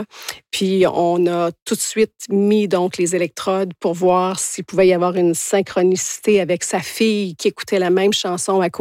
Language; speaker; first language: French; native; French